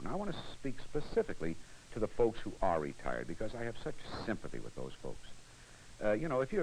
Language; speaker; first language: English; native; English